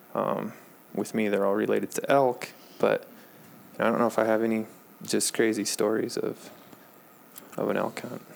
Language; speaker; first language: English; native; English